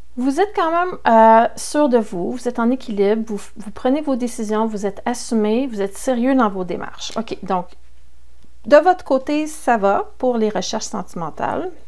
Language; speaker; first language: French; native; French